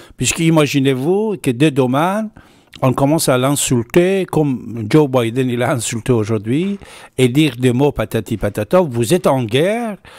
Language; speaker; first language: French; non-native, fluent; Persian